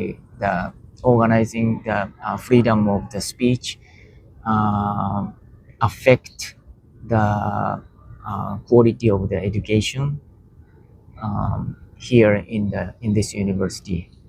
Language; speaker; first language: English; non-native, learner; Japanese